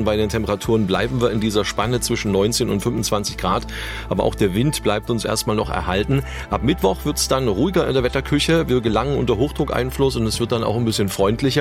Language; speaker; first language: German; native; German